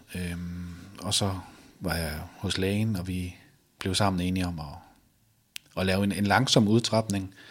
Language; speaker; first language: Danish; native; Danish